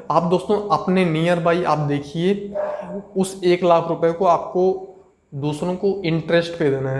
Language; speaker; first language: Hindi; native; Hindi